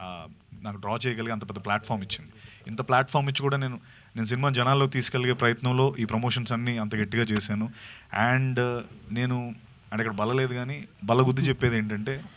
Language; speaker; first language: Telugu; native; Telugu